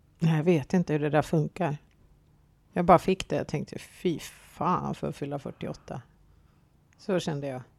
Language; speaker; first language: Swedish; early bilingual, other home language; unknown